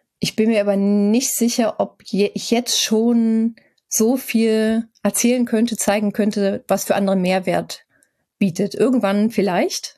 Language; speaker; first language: German; native; German